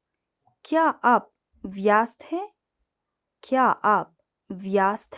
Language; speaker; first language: Hindi; non-native, fluent; Persian